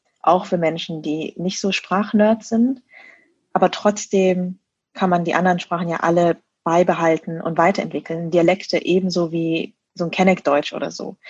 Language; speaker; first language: German; early bilingual, other home language; Vietnamese